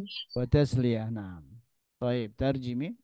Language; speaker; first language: Arabic; non-native, fluent; Indonesian